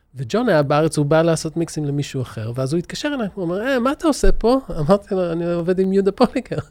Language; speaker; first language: Hebrew; early bilingual, other home language; English